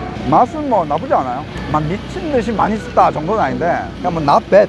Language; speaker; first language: Korean; native; Korean